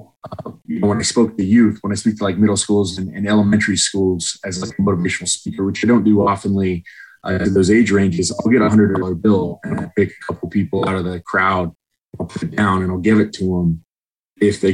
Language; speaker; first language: English; native; English